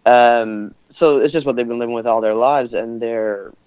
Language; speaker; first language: English; native; English